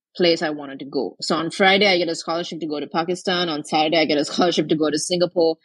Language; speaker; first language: English; non-native, local second language; Tamil